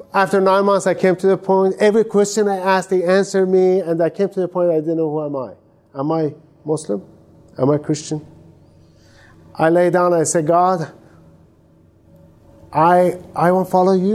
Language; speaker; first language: English; non-native, fluent; Persian